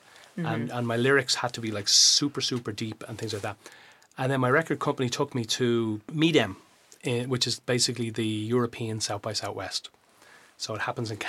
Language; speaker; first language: English; native; English